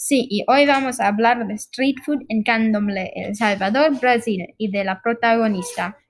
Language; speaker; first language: Spanish; non-native, learner; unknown